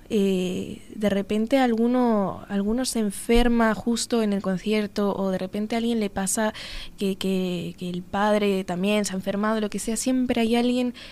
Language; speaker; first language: Spanish; native; Spanish